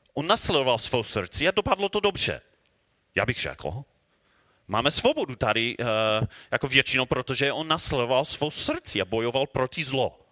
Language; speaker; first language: Czech; non-native, learner; English